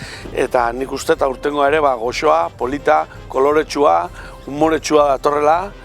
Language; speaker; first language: Basque; native; Basque